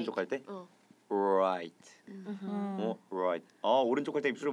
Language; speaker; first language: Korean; native; Korean